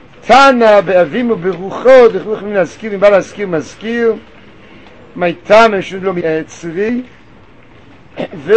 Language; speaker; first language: Hebrew; native; Hebrew